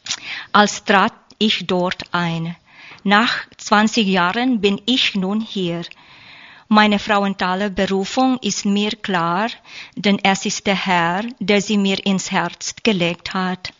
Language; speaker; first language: German; non-native, learner; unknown